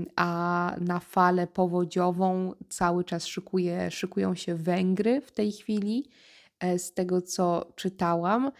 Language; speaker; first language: Polish; native; Polish